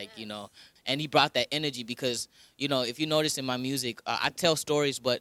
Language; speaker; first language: English; early bilingual, other home language; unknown